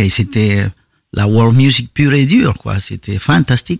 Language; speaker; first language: French; non-native, fluent; Spanish